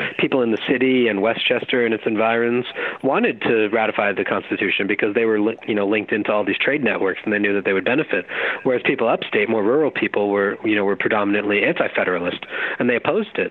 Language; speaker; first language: English; native; English